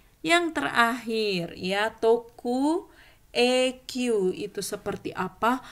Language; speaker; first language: Indonesian; native; Indonesian